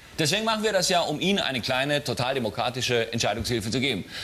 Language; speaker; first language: German; native; German